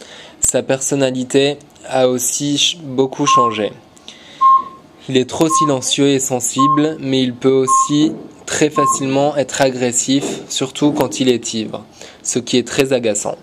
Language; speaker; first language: French; non-native, learner; English